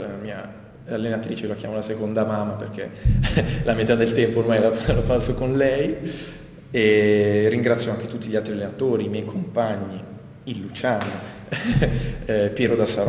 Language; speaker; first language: Italian; native; Italian